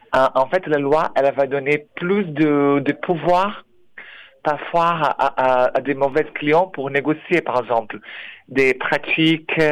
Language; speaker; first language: French; non-native, fluent; Portuguese